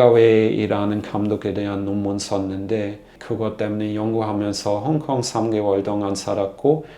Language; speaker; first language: Korean; non-native, learner; German